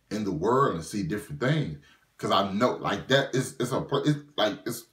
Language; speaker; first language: English; native; English